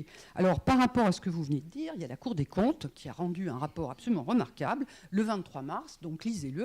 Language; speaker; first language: French; native; French